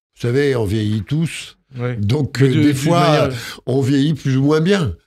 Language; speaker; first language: French; native; French